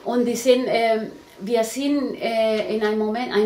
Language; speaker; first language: German; non-native, learner; Spanish